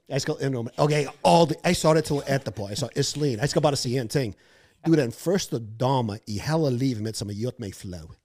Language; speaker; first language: Norwegian; non-native, fluent; English